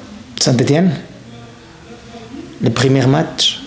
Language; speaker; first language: French; non-native, learner; Portuguese